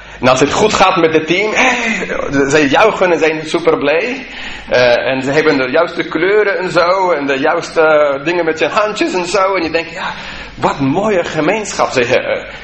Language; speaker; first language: Dutch; non-native, fluent; English